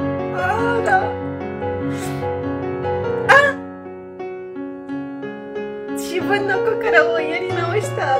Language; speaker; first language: Japanese; non-native, fluent; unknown